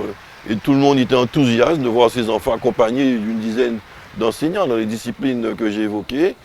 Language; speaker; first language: French; native; French